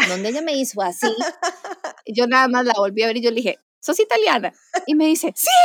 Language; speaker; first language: Spanish; native; Spanish